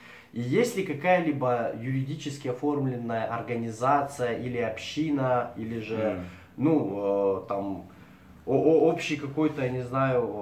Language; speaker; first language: Russian; native; Russian